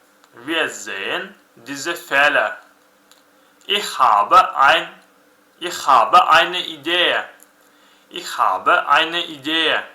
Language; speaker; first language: German; non-native, fluent; Uzbek